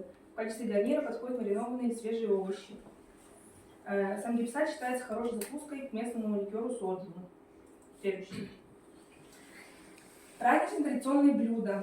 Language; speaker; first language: Russian; native; Russian